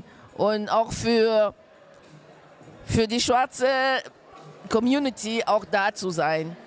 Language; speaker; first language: German; non-native, fluent; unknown